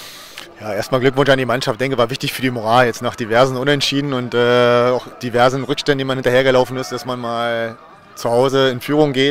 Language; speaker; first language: German; native; German